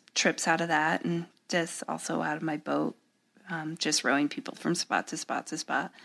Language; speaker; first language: English; native; English